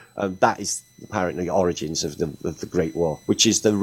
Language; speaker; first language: English; native; English